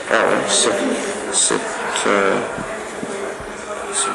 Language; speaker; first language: French; non-native, learner; English